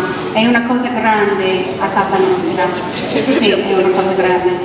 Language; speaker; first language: Italian; non-native, learner; English